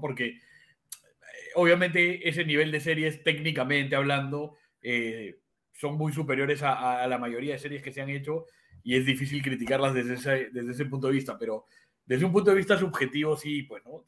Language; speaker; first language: Spanish; native; Spanish